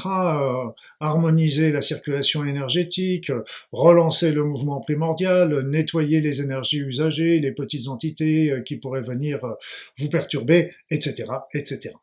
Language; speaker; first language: French; native; French